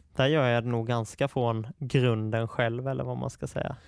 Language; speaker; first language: Swedish; native; Swedish